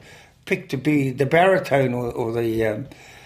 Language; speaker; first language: English; native; English